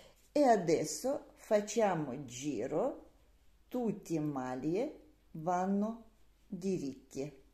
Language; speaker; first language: Italian; non-native, learner; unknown